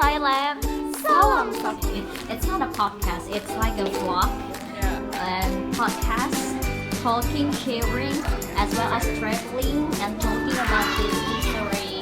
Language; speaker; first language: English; non-native, fluent; Indonesian